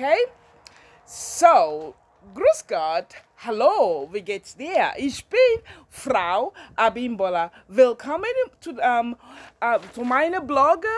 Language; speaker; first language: German; non-native, learner; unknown